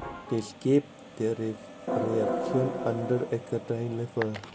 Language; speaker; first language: English; non-native, learner; Indonesian